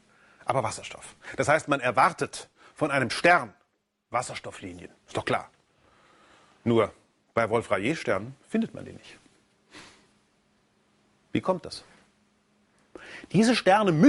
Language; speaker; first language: German; native; German